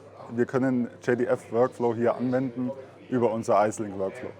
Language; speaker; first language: German; native; German